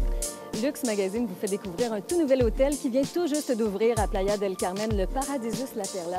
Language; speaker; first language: French; native; French